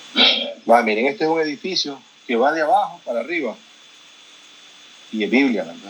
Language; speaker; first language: Spanish; native; Spanish